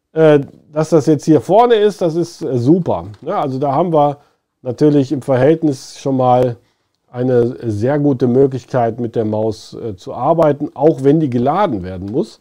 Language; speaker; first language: German; native; German